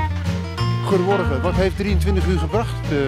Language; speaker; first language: Dutch; native; Dutch